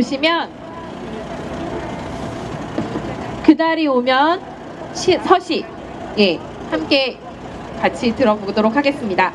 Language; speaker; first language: Korean; native; Korean